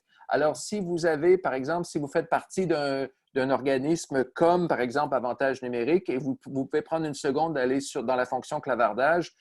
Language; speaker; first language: French; native; French